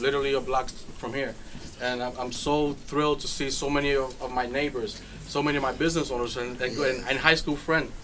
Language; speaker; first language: English; early bilingual, other home language; Spanish